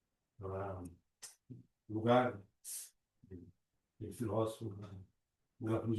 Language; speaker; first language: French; non-native, learner; Portuguese